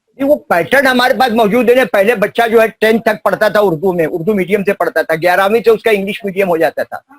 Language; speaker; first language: Urdu; native; Urdu